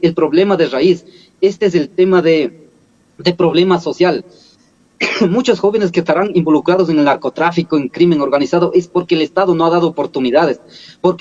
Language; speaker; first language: Spanish; native; Spanish